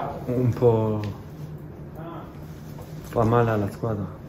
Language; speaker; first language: Italian; non-native, fluent; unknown